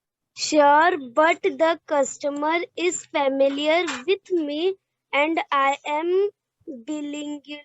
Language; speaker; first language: English; non-native, learner; Hindi